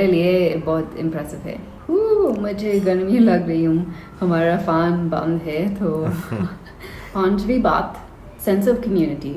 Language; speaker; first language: Hindi; non-native, learner; English